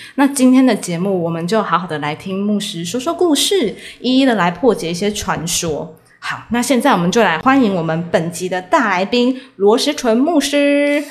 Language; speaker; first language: Chinese; native; Chinese